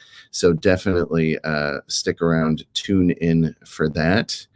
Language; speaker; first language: English; native; English